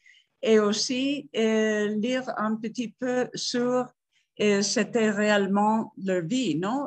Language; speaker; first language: French; non-native, fluent; Spanish